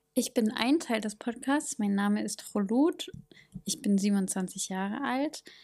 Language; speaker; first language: German; native; German